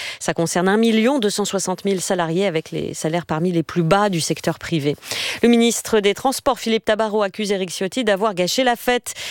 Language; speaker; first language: French; native; French